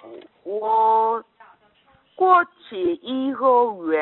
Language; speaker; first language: Chinese; non-native, learner; Korean